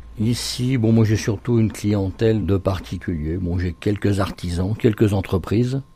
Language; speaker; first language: French; native; French